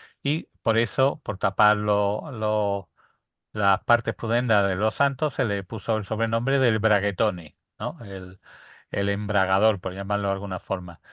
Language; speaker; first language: Spanish; native; Spanish